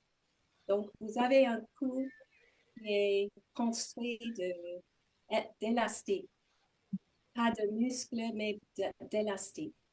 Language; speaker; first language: French; non-native, learner; English